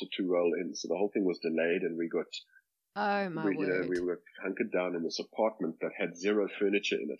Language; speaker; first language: English; native; English